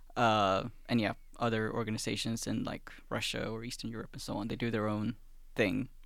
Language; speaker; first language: English; early bilingual, other home language; Swedish